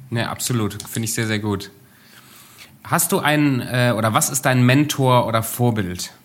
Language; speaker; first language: German; native; German